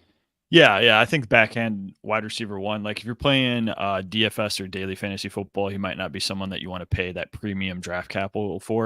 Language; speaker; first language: English; native; English